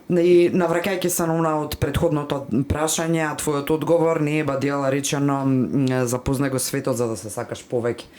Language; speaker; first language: Macedonian; native; Macedonian